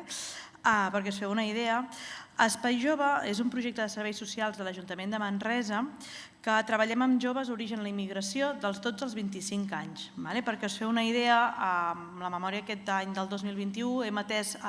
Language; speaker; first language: Catalan; native; Catalan